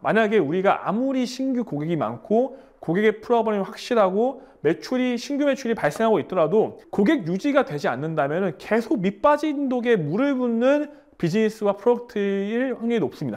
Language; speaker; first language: Korean; native; Korean